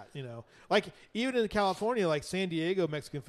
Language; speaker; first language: English; native; English